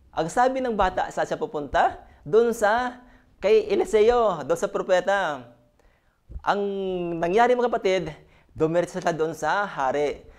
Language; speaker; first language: Filipino; native; Filipino